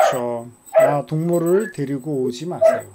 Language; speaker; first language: Korean; native; Korean